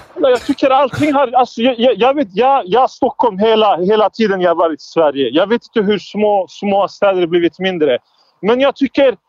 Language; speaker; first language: Swedish; non-native, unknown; Turkish